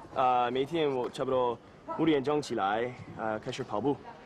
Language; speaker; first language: Chinese; non-native, learner; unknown